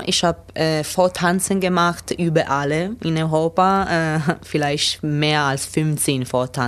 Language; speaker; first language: German; non-native, learner; Italian